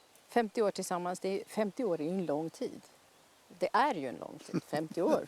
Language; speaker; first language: Swedish; native; Swedish